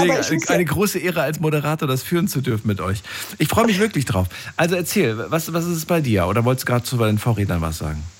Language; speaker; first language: German; native; German